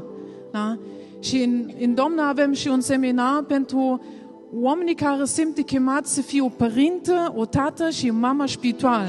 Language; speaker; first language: Romanian; non-native, learner; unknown